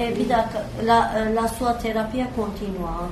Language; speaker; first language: Italian; non-native, learner; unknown